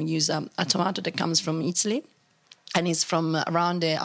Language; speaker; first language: English; non-native, fluent; Italian